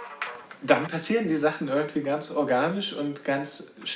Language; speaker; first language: German; native; German